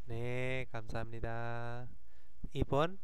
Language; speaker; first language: Korean; non-native, fluent; Indonesian